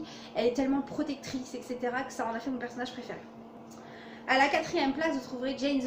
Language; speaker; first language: French; native; French